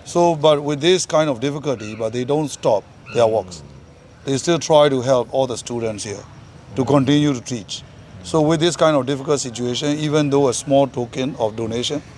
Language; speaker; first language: English; non-native, fluent; Burmese